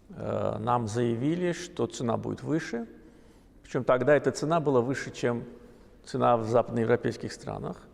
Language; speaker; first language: Russian; non-native, local second language; Azerbaijani